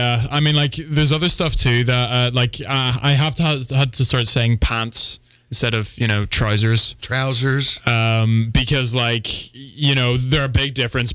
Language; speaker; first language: English; native; English